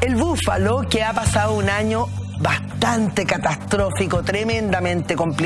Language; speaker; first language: Spanish; native; Spanish